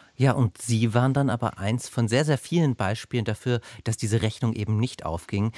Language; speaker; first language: German; native; German